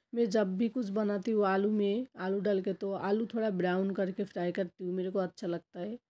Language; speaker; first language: Hindi; non-native, local second language; Bangla